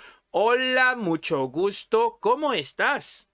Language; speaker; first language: Spanish; non-native, fluent; Korean